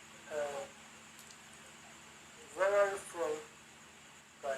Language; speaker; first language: English; non-native, learner; Turkish